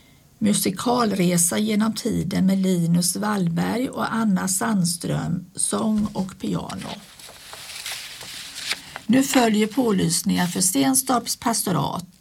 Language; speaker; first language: Swedish; native; Swedish